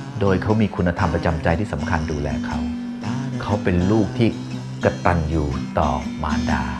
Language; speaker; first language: Thai; native; Thai